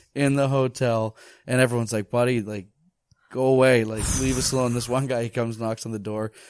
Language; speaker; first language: English; native; English